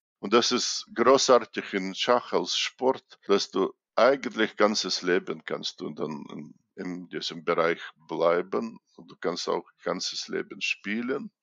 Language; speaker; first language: German; non-native, fluent; Russian